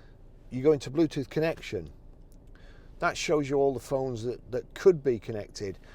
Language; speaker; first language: English; native; English